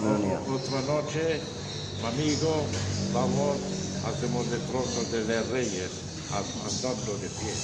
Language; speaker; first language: Spanish; non-native, learner; Arabic